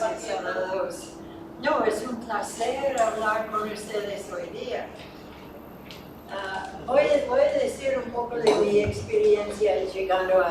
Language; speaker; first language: Spanish; non-native, fluent; English